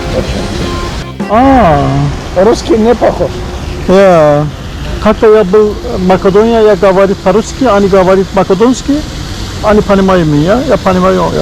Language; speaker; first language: Russian; non-native, learner; Bulgarian